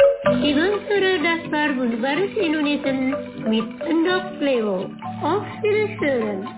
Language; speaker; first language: German; non-native, fluent; Indonesian